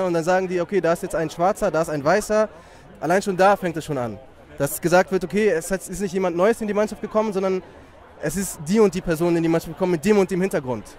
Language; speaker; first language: German; native; German